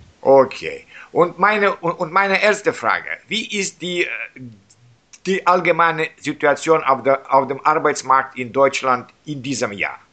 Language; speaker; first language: German; non-native, learner; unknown